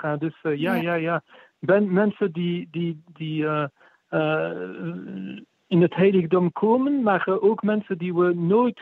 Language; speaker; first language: Dutch; non-native, fluent; French